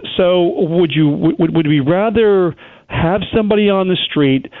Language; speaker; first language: English; native; English